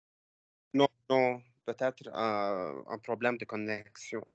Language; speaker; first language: French; non-native, learner; Arabic